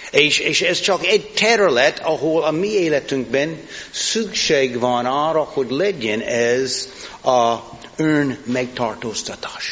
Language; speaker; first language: Hungarian; non-native, fluent; English